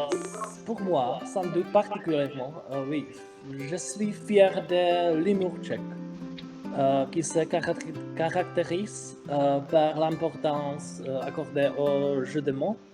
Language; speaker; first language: French; non-native, fluent; Czech